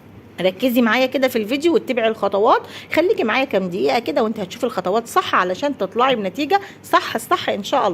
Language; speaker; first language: Arabic; native; Arabic